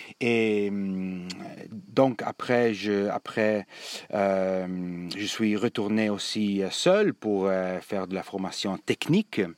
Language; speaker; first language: French; non-native, learner; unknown